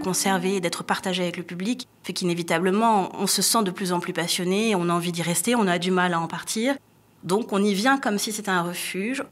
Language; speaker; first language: French; native; French